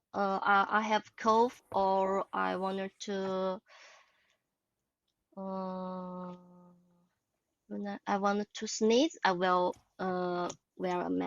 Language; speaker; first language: English; non-native, learner; Chinese